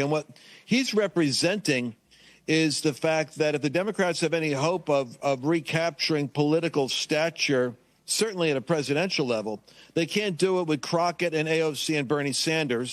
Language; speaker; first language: English; native; English